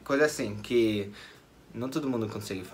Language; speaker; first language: Portuguese; non-native, fluent; English